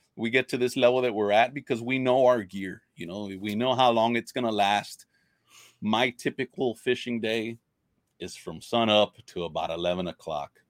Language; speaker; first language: English; native; English